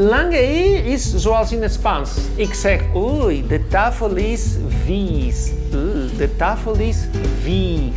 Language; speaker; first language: Dutch; non-native, fluent; Spanish